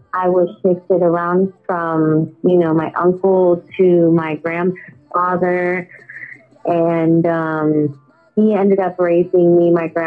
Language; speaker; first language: English; native; English